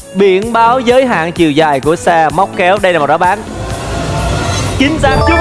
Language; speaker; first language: Vietnamese; native; Vietnamese